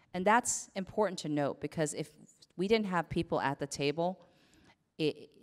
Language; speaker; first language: English; native; English